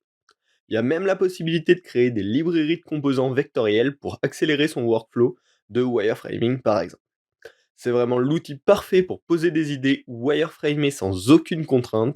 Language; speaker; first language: French; native; French